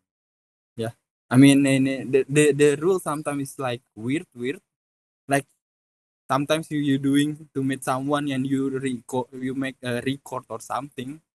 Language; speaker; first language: English; non-native, fluent; Indonesian